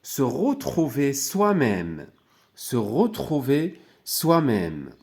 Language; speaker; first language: French; non-native, local second language; Arabic